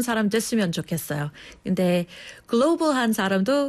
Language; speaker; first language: Korean; non-native, fluent; English